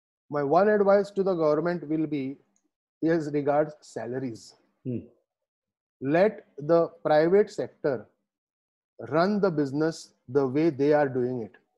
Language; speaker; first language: English; non-native, local second language; Konkani